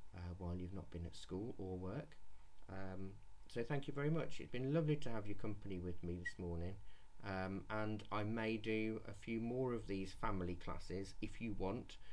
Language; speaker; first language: English; native; English